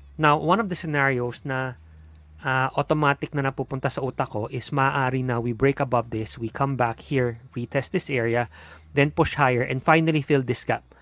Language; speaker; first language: Filipino; native; Filipino